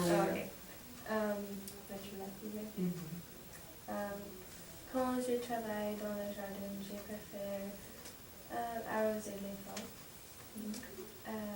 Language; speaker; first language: French; non-native, learner; English